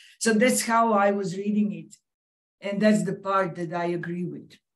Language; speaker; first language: English; non-native, fluent; Serbian